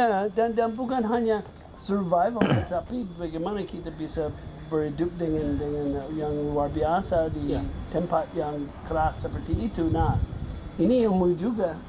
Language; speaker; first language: Indonesian; non-native, fluent; English